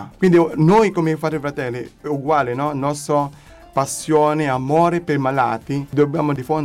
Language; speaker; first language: Italian; non-native, learner; Filipino